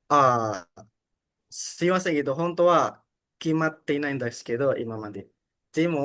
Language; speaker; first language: Japanese; non-native, learner; Indonesian